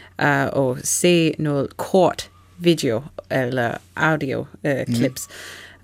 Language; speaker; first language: Danish; non-native, fluent; English